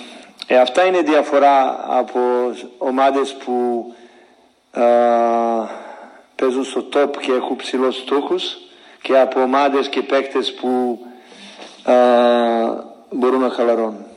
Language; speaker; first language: Greek; non-native, fluent; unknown